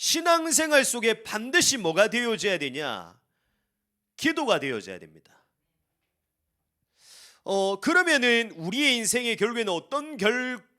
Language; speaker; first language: Korean; native; Korean